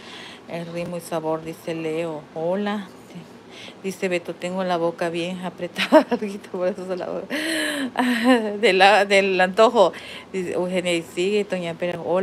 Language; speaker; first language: Spanish; native; Spanish